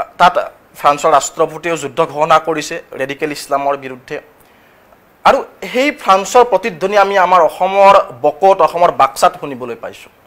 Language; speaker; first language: Assamese; native; Assamese